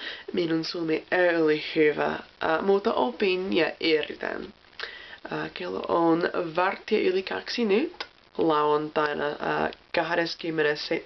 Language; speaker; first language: Finnish; non-native, learner; English